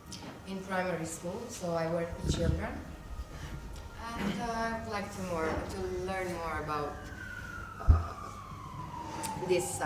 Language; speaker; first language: English; non-native, learner; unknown